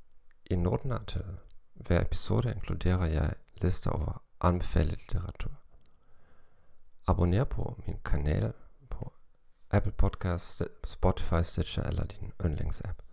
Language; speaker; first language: Danish; non-native, fluent; German